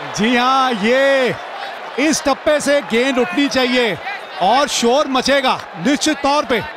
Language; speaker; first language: Hindi; native; Hindi